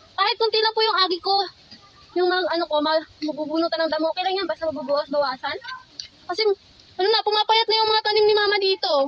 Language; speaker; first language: Filipino; non-native, local second language; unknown